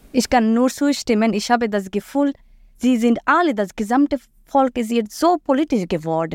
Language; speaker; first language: German; non-native, fluent; Bangla